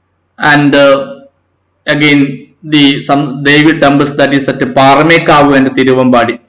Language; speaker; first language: English; non-native, local second language; Malayalam